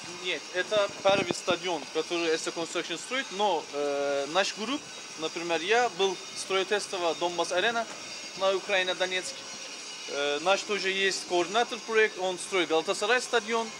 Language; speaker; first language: Russian; non-native, learner; Turkish